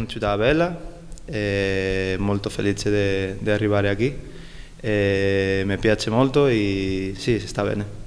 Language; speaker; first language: Italian; non-native, learner; Spanish